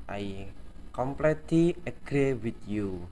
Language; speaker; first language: English; non-native, learner; Indonesian